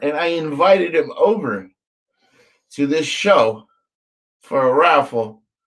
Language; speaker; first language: English; native; English